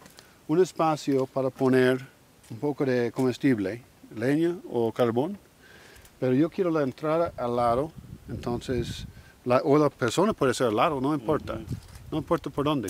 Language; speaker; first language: Spanish; non-native, learner; English